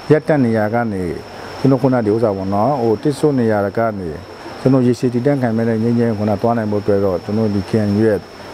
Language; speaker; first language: Burmese; non-native, local second language; S'gaw Karen